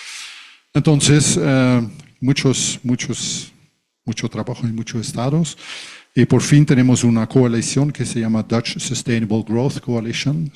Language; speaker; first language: Spanish; non-native, fluent; Dutch